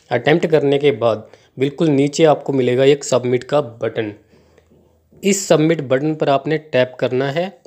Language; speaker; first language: Hindi; non-native, local second language; Punjabi